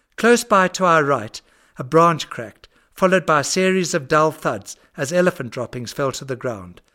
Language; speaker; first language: English; native; English